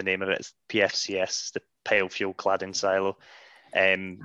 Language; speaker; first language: English; native; English